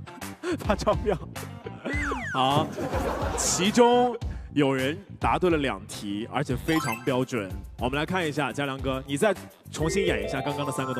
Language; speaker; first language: Chinese; native; Chinese